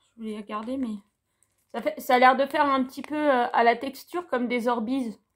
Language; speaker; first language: French; native; French